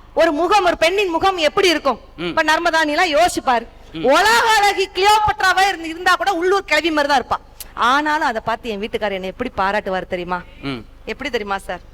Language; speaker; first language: Tamil; native; Tamil